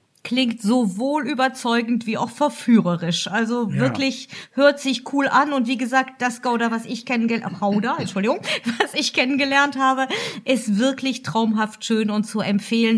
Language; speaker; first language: German; native; German